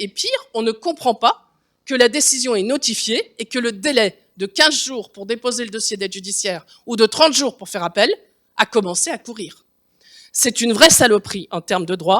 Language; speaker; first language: French; native; French